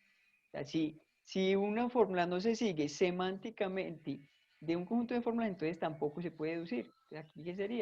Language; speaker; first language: Spanish; native; Spanish